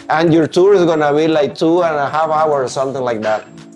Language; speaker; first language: English; non-native, fluent; Spanish